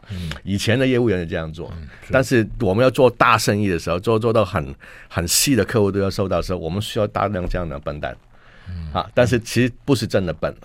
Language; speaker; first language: Chinese; non-native, local second language; Cantonese